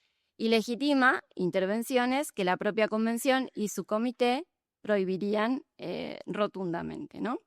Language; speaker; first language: Spanish; native; Spanish